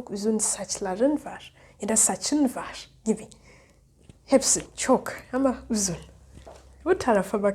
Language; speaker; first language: Turkish; non-native, fluent; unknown